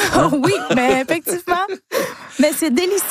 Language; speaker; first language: French; non-native, fluent; Spanish